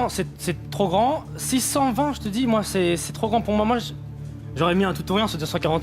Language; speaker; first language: French; native; French